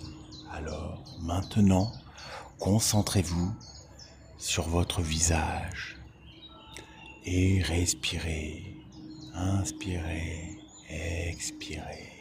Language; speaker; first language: French; native; French